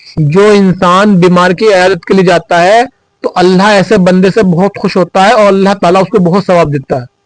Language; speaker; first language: Urdu; native; Urdu